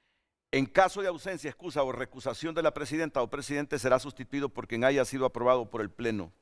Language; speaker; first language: Spanish; native; Spanish